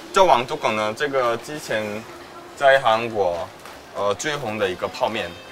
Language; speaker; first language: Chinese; non-native, fluent; Korean